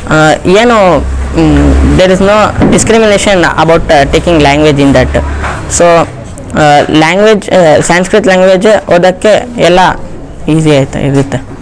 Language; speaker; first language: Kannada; non-native, local second language; Urdu